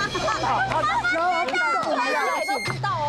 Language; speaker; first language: Chinese; native; Chinese